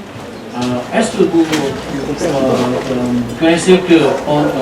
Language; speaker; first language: French; non-native, learner; Vietnamese